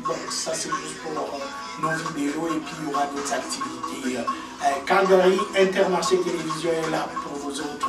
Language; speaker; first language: French; non-native, local second language; Lingala